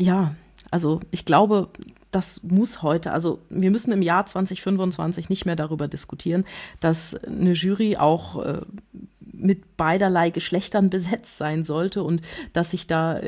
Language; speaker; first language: German; native; German